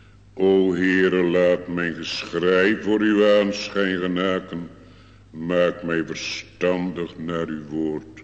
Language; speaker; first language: Dutch; native; Dutch